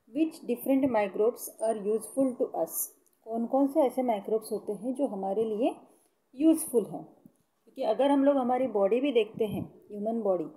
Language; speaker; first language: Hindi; non-native, local second language; Marathi